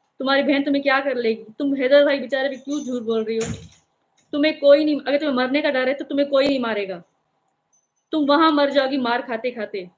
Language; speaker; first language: Urdu; non-native, local second language; Sindhi